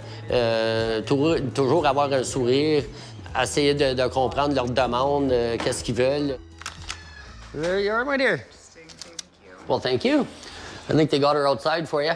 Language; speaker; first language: French; native; French